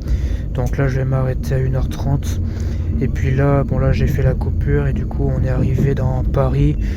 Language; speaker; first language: French; native; French